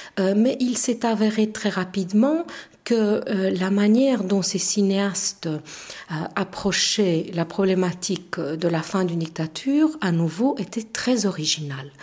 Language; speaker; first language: French; non-native, fluent; Romanian